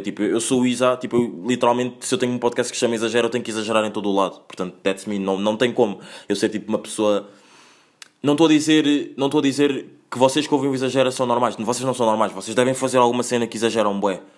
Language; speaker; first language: Portuguese; native; Portuguese